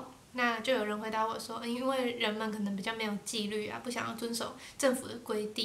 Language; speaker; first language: Chinese; native; Chinese